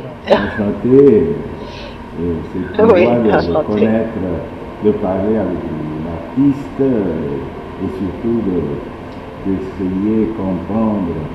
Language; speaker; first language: French; non-native, fluent; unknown